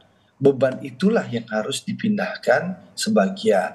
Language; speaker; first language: Indonesian; native; Indonesian